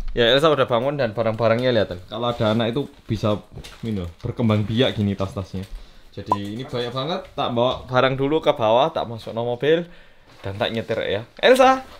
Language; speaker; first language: Indonesian; early bilingual, other home language; Korean